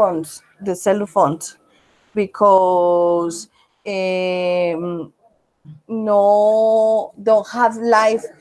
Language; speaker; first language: English; non-native, learner; Spanish